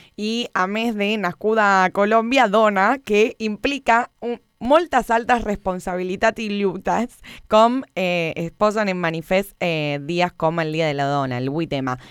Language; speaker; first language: Catalan; non-native, fluent; Spanish